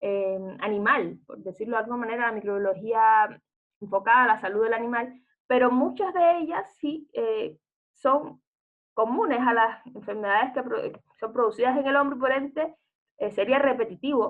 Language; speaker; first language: Spanish; native; Spanish